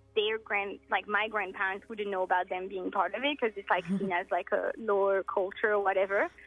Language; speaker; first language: English; early bilingual, heritage; French